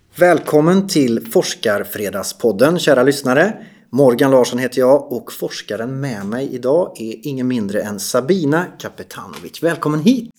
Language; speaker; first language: Swedish; native; Swedish